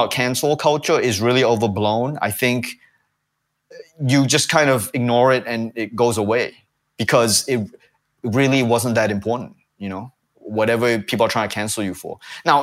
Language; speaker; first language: English; native; English